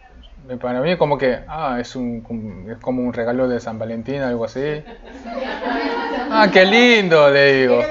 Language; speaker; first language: Spanish; non-native, fluent; Korean